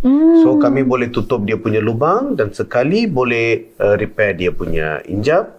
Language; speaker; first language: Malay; non-native, local second language; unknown